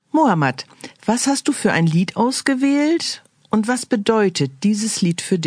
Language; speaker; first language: German; native; German